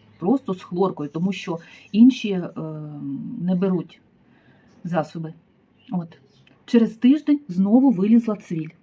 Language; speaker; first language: Ukrainian; native; Ukrainian